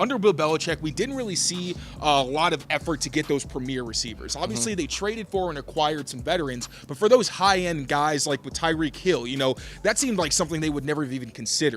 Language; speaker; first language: English; native; English